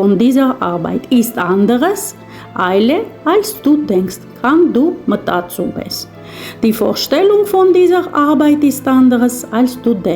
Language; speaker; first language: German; non-native, fluent; Armenian